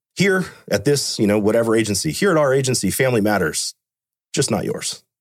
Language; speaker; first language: English; native; English